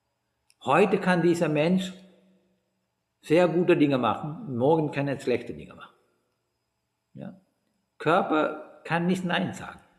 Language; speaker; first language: German; non-native, fluent; Sinhala